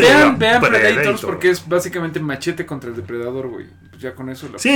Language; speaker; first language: Spanish; native; Spanish